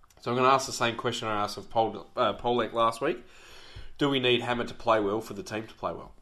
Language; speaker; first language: English; native; English